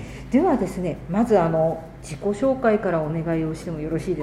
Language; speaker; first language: Japanese; native; Japanese